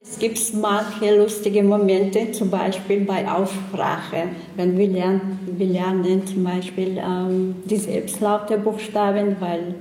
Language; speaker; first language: German; non-native, learner; Chechen